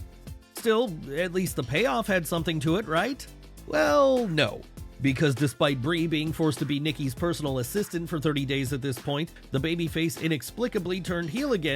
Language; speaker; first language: English; native; English